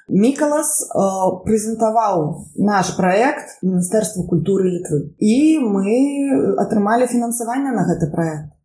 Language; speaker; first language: Belarusian; non-native, local second language; Russian